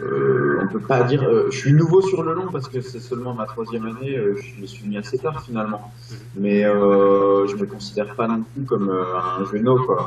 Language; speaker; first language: French; native; French